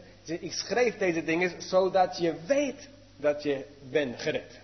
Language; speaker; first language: Dutch; non-native, fluent; English